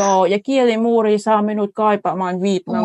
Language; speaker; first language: Finnish; non-native, fluent; Vietnamese